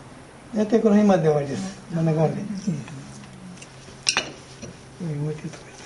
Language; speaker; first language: Japanese; native; Japanese